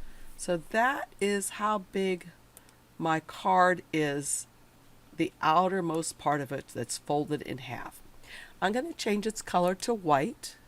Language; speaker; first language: English; native; English